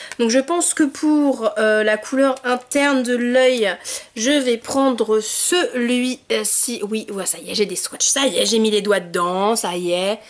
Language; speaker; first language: French; native; French